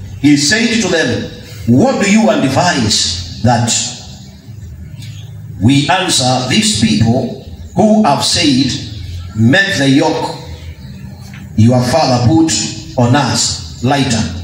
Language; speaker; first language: English; non-native, local second language; Kamba